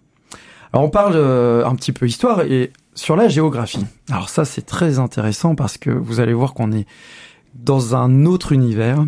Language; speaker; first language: French; native; French